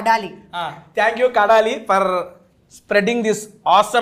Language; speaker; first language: Telugu; native; Telugu